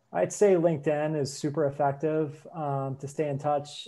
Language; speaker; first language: English; native; English